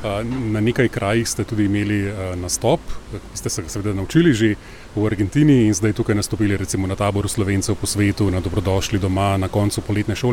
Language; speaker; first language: Slovenian; native; Slovenian